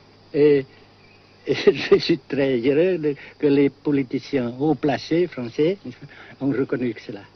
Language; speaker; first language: French; non-native, local second language; Vietnamese